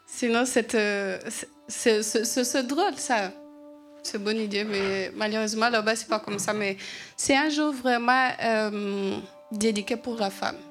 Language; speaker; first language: French; non-native, learner; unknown